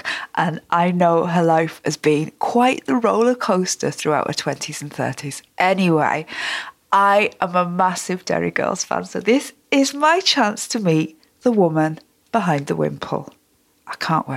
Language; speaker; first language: English; native; English